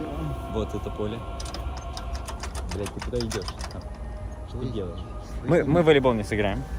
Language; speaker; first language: Russian; native; Russian